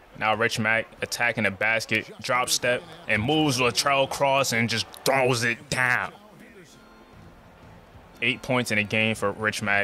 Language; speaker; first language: English; native; English